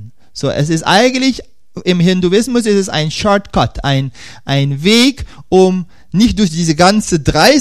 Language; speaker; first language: German; non-native, fluent; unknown